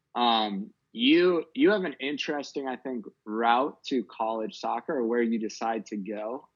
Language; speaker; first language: English; native; English